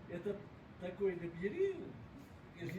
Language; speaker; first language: Russian; non-native, local second language; Uzbek